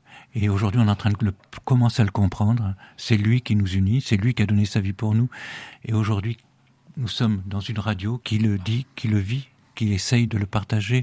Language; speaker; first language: French; native; French